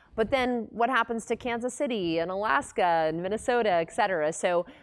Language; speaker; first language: English; native; English